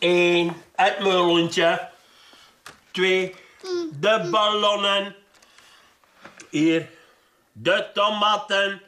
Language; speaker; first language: Dutch; native; Dutch